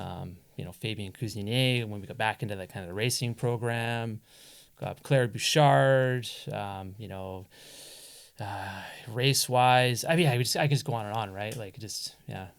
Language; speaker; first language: English; native; English